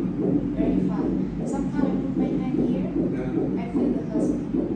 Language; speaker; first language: English; non-native, learner; Vietnamese